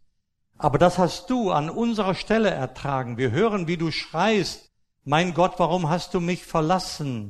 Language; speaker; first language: German; native; German